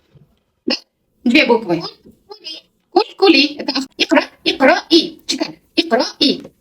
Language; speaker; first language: Russian; non-native, local second language; Kazakh